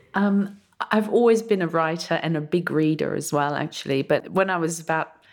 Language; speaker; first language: English; early bilingual, other home language; German